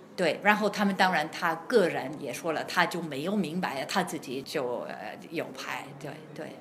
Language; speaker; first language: Chinese; non-native, fluent; German